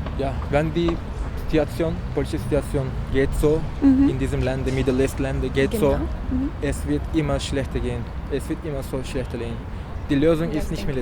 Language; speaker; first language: German; non-native, learner; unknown